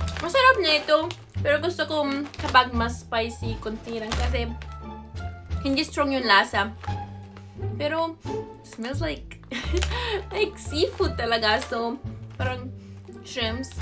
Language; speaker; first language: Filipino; non-native, learner; English